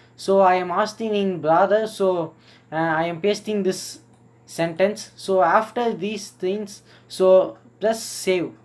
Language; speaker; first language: English; non-native, local second language; Tamil